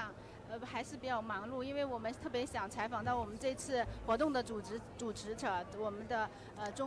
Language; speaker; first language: Chinese; native; Chinese